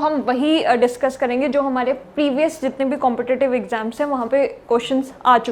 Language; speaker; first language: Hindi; native; Hindi